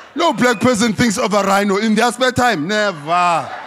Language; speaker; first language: English; non-native, local second language; Xhosa